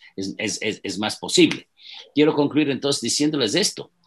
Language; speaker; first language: Spanish; native; Spanish